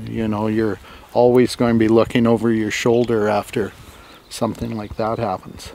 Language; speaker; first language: English; native; English